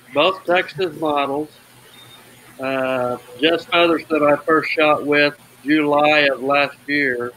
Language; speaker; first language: English; native; English